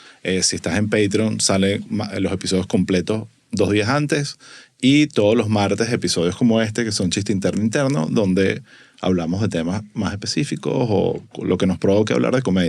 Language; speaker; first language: Spanish; native; Spanish